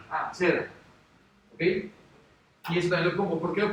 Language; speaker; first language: Spanish; native; Spanish